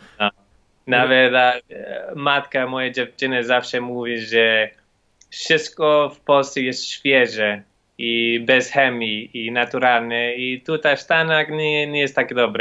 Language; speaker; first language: Polish; non-native, learner; English